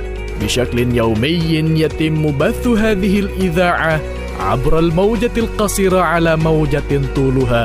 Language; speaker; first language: Arabic; non-native, fluent; Indonesian